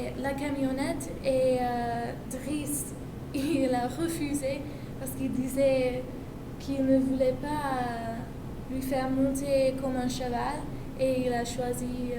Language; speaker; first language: French; non-native, learner; English